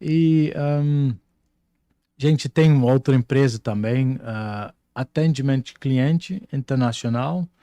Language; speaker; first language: Portuguese; non-native, fluent; Dutch